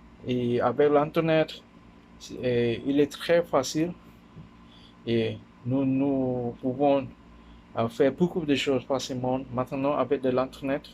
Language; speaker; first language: French; non-native, learner; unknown